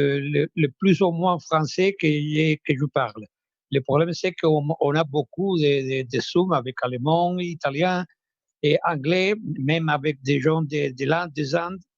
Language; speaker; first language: French; non-native, fluent; Spanish